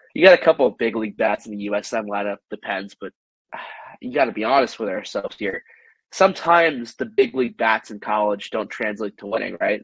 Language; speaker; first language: English; native; English